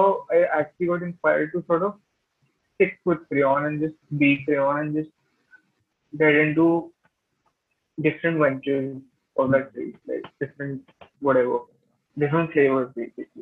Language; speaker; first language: English; non-native, local second language; Hindi